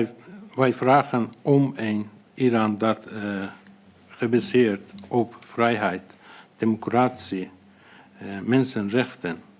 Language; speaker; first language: Dutch; non-native, fluent; Azerbaijani